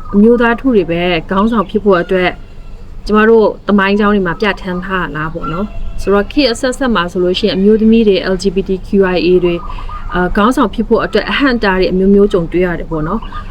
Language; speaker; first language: Burmese; non-native, local second language; S'gaw Karen